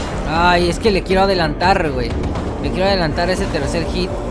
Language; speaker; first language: Spanish; native; Spanish